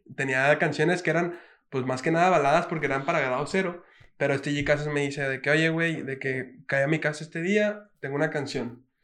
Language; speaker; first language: Spanish; native; Spanish